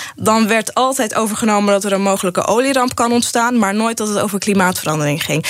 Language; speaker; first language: Dutch; early bilingual, other home language; Arabic